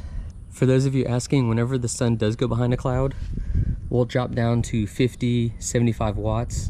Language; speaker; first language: English; native; English